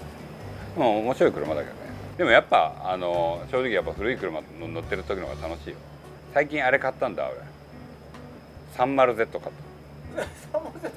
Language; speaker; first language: Japanese; native; Japanese